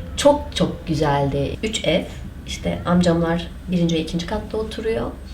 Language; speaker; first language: Turkish; non-native, local second language; Kurdish